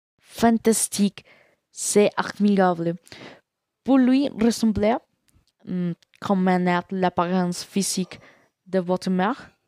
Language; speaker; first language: French; non-native, learner; Spanish